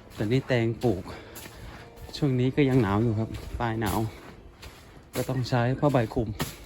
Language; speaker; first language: Thai; native; Thai